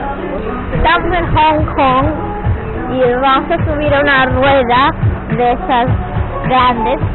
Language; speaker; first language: Spanish; early bilingual, heritage; English